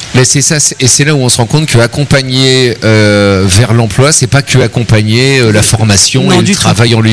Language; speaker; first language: French; native; French